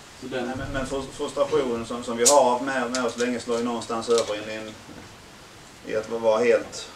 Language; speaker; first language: Swedish; native; Swedish